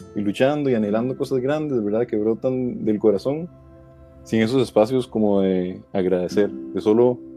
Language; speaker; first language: Spanish; native; Spanish